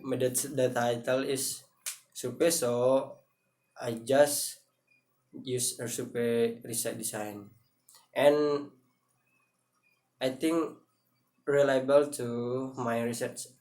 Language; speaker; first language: English; non-native, learner; Indonesian